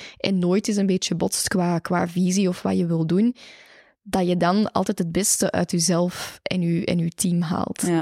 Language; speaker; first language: Dutch; native; Dutch